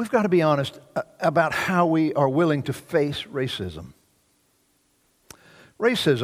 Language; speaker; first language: English; native; English